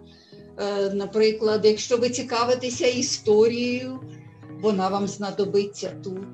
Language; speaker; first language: Ukrainian; native; Ukrainian